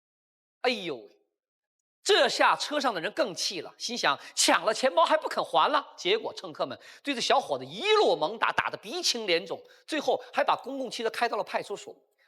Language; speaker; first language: Chinese; native; Chinese